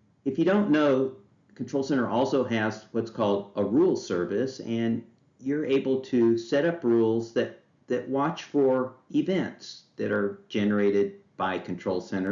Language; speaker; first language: English; native; English